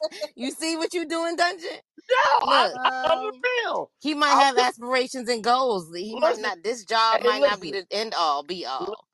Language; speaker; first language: English; native; English